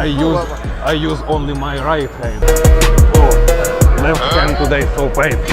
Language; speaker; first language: English; non-native, learner; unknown